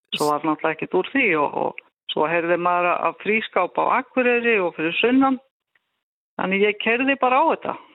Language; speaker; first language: Icelandic; native; Icelandic